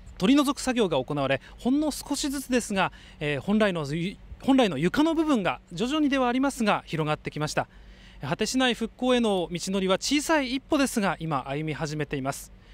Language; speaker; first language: Japanese; native; Japanese